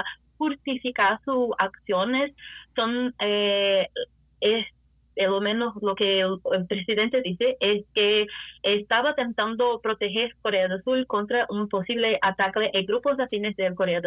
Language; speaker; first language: Spanish; non-native, fluent; Portuguese